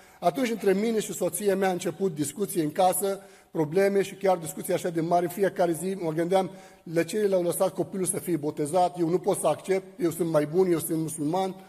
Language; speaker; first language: Romanian; non-native, fluent; Arabic